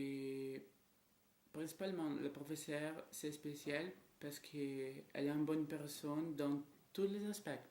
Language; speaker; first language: French; non-native, learner; Portuguese